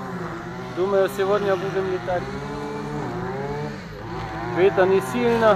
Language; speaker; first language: Russian; non-native, learner; German